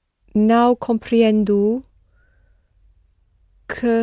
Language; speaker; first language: Portuguese; non-native, learner; English